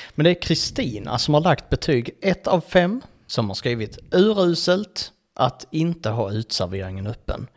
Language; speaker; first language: Swedish; native; Swedish